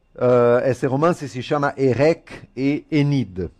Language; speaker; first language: Portuguese; non-native, fluent; Italian